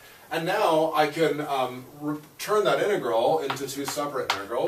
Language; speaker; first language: English; native; English